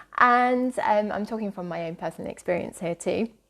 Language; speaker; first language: English; native; English